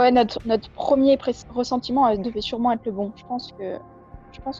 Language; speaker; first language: French; native; French